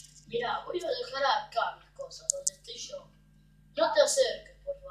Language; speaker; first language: Spanish; native; Spanish